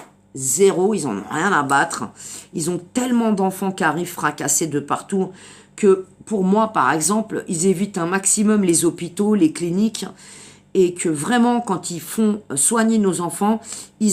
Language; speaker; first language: French; native; French